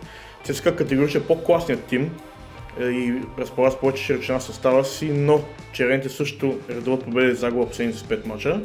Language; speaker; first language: Bulgarian; native; Bulgarian